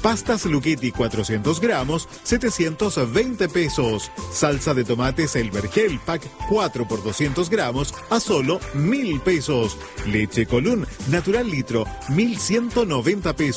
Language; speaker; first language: Spanish; native; Spanish